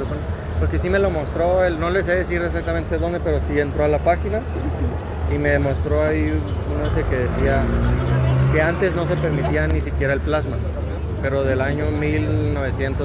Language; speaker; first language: Spanish; native; Spanish